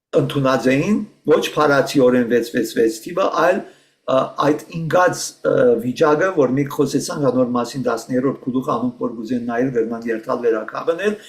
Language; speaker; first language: Armenian; early bilingual, heritage; Armenian